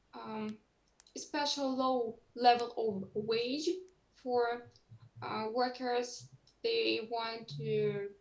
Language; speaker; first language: English; non-native, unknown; Russian